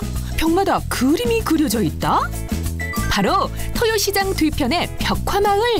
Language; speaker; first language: Korean; native; Korean